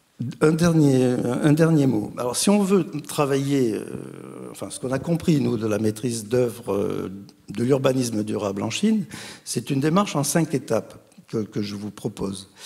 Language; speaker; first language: French; native; French